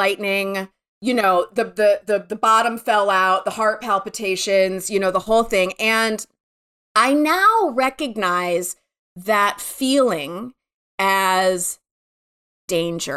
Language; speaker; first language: English; native; English